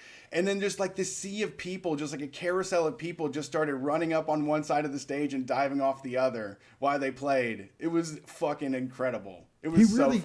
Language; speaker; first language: English; native; English